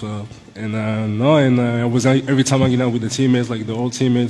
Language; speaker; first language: English; non-native, fluent; French